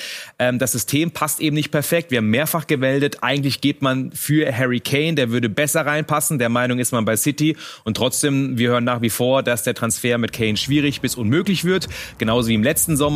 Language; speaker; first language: German; native; German